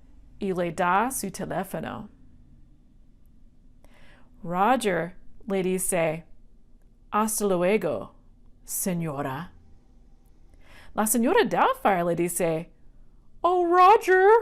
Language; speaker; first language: Spanish; non-native, fluent; English